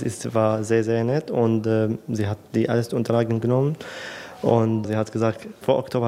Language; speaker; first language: German; non-native, learner; Arabic